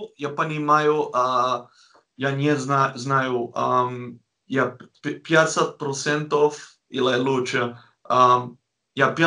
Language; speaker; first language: Russian; non-native, learner; Dutch